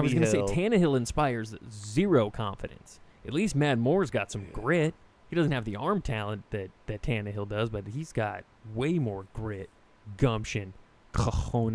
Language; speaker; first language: English; native; English